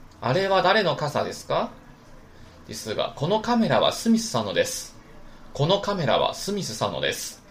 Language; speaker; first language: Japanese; non-native, fluent; Chinese